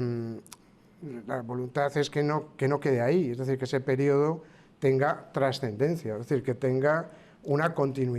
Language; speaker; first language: Spanish; native; Spanish